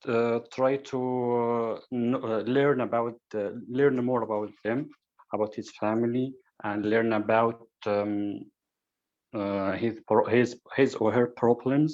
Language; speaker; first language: English; non-native, fluent; Arabic